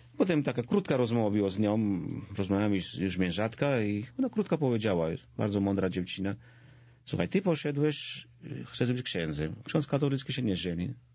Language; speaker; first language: Polish; non-native, fluent; Georgian